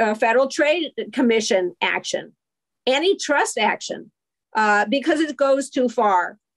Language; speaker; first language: English; native; English